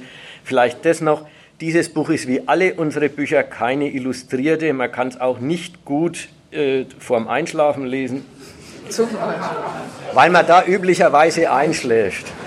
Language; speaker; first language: German; native; German